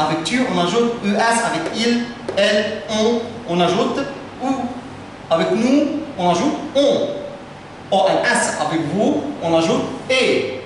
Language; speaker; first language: French; non-native, fluent; Arabic